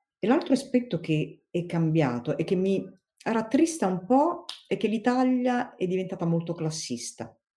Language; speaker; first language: Italian; non-native, fluent; Tigrinya